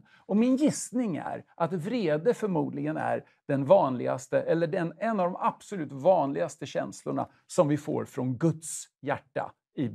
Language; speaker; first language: Swedish; native; Swedish